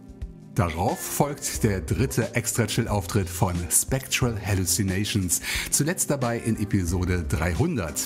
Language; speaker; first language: German; native; German